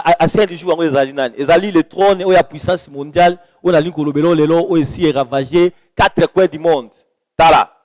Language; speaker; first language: Lingala; native; Lingala